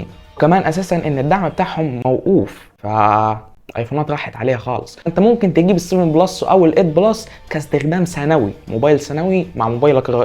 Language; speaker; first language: Arabic; native; Arabic